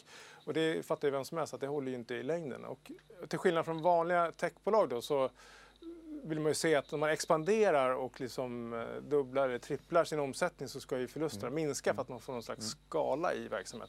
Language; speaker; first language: Swedish; native; Swedish